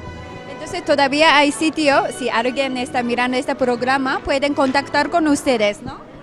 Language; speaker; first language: Spanish; non-native, learner; Japanese